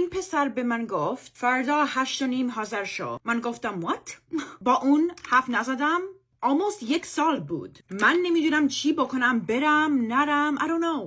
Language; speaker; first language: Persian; early bilingual, heritage; Persian